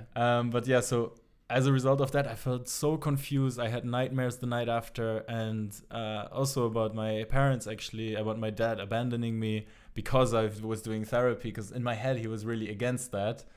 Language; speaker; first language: English; non-native, fluent; German